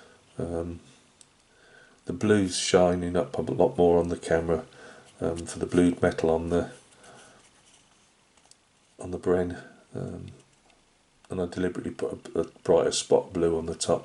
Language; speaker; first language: English; native; English